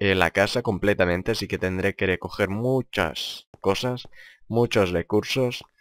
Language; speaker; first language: Spanish; non-native, fluent; Lithuanian